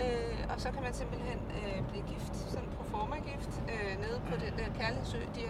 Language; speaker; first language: Danish; native; Danish